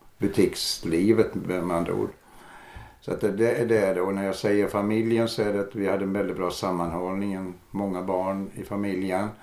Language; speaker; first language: Swedish; native; Swedish